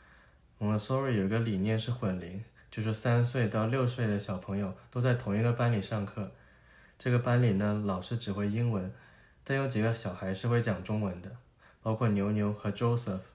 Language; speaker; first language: Chinese; native; Chinese